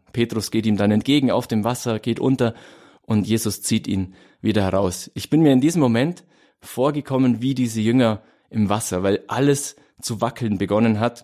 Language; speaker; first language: German; native; German